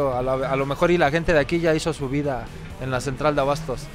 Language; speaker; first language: Spanish; native; Spanish